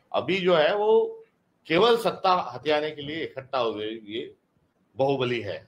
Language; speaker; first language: Hindi; non-native, local second language; Marathi